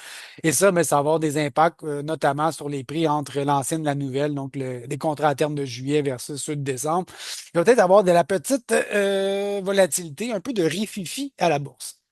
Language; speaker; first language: French; native; French